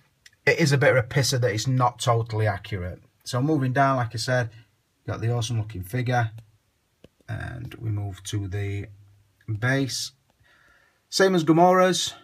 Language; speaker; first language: English; native; English